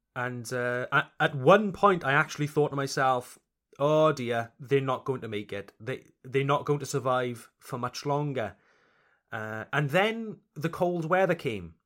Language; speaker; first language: English; native; English